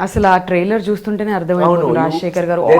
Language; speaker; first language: Telugu; native; Telugu